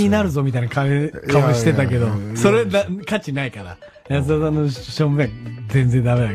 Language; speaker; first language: Japanese; native; Japanese